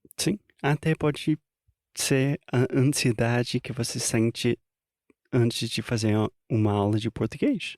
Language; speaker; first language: Portuguese; non-native, fluent; English